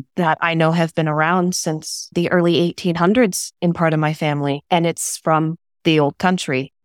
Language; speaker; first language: English; native; English